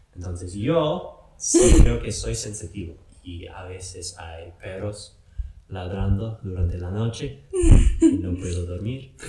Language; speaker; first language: Spanish; non-native, fluent; English